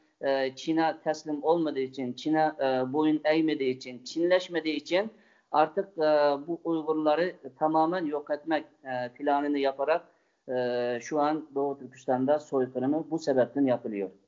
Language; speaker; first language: Turkish; non-native, fluent; Uyghur